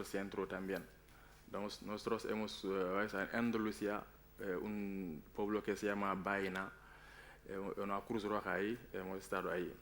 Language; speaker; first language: Spanish; non-native, learner; Wolof